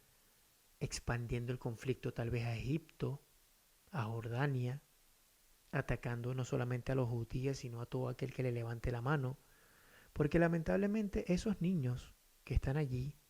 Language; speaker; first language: Spanish; native; Spanish